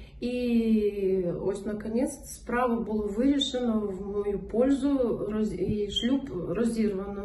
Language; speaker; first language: Ukrainian; non-native, local second language; Russian